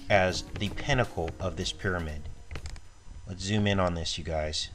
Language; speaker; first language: English; native; English